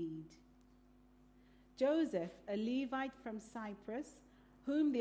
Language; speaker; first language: English; non-native, local second language; Yoruba